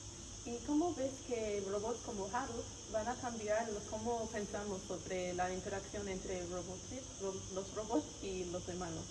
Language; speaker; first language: Spanish; non-native, learner; English